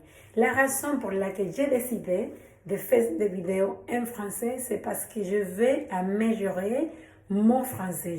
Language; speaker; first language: French; non-native, learner; Spanish